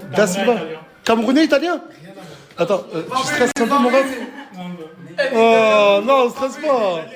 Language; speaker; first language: French; native; French